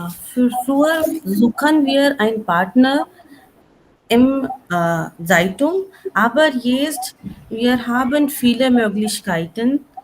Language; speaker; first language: German; non-native, learner; Hindi